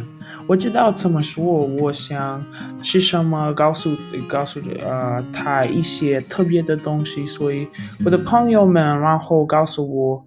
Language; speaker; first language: Chinese; non-native, fluent; English